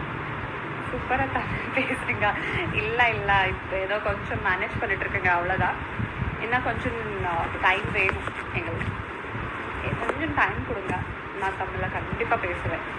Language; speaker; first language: Tamil; non-native, learner; Kannada